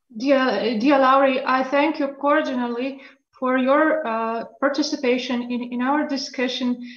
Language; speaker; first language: English; non-native, fluent; Lithuanian